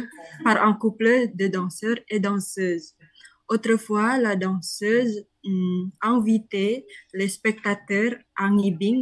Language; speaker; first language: French; non-native, learner; Indonesian